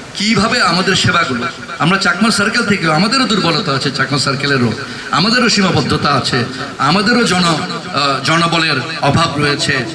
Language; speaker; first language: Bangla; non-native, local second language; Chakma